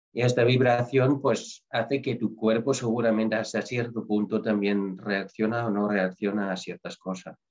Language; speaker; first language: Spanish; non-native, fluent; Dutch